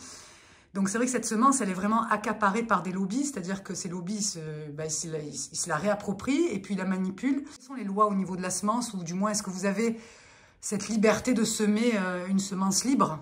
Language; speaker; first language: French; native; French